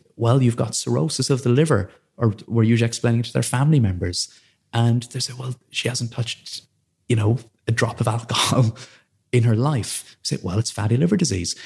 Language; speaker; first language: English; native; English